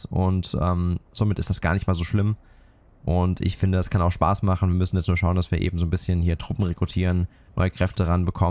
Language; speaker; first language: German; native; German